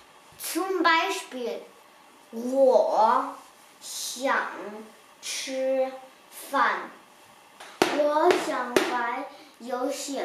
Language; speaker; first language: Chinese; early bilingual, heritage; Chinese